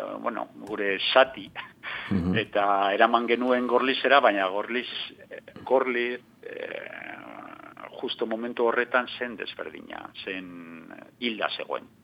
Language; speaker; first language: Basque; non-native, local second language; Spanish